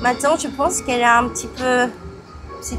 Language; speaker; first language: French; early bilingual, other home language; Cantonese